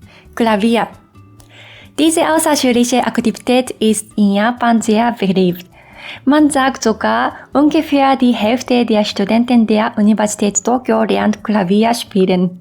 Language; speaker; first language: German; non-native, fluent; Japanese